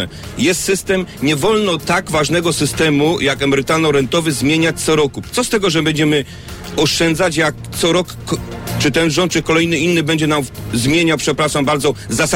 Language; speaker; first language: Polish; native; Polish